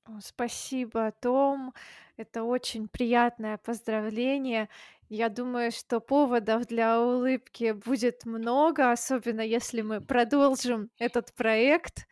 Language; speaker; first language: Russian; native; Russian